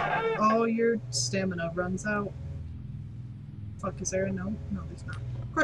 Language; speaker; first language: English; native; English